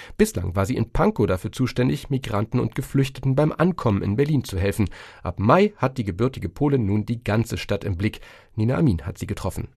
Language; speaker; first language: German; native; German